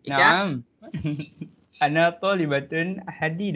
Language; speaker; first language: Arabic; non-native, learner; Malay